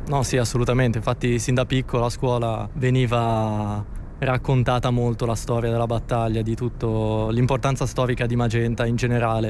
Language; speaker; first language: Italian; native; Italian